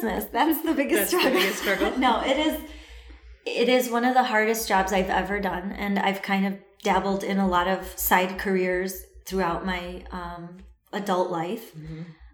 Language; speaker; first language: English; early bilingual, other home language; Assyrian Neo-Aramaic